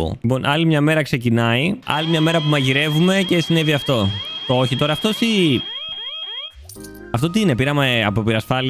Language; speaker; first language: Greek; native; Greek